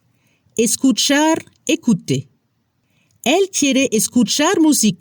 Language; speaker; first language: Spanish; non-native, fluent; French